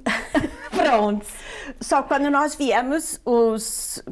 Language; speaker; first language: Portuguese; native; Portuguese